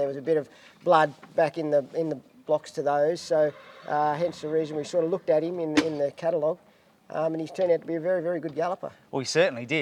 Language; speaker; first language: English; native; English